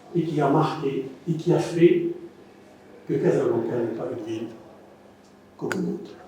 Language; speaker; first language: French; non-native, local second language; Arabic